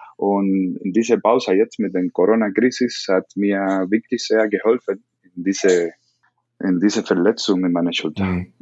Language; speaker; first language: German; non-native, learner; Spanish